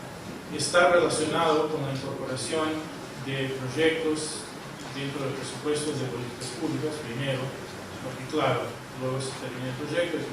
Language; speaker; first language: Spanish; non-native, fluent; Portuguese